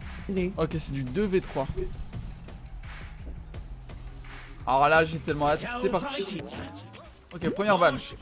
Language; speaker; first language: French; native; French